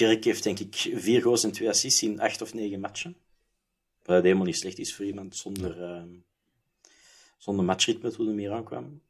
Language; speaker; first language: Dutch; native; Dutch